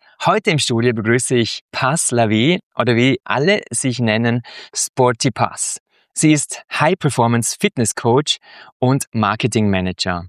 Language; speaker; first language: German; native; German